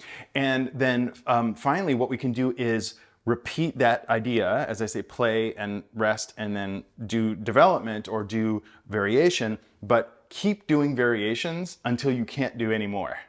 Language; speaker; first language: English; native; English